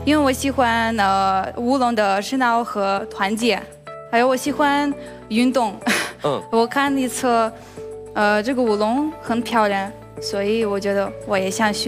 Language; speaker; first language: Chinese; non-native, learner; Russian